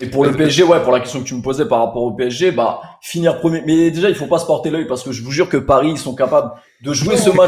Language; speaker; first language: French; native; French